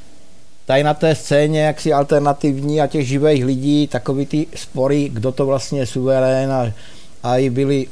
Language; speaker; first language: Czech; native; Czech